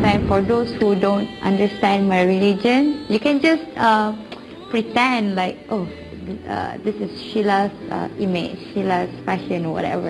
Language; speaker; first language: English; non-native, local second language; Malay